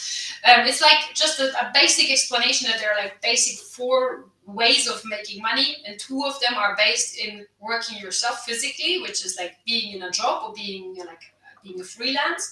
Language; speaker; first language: English; non-native, fluent; German